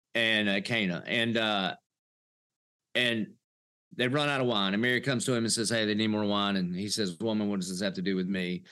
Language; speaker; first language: English; native; English